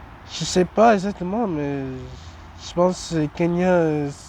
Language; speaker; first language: French; non-native, learner; English